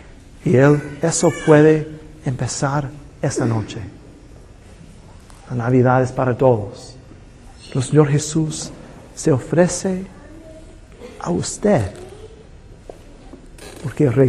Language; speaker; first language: Spanish; non-native, fluent; English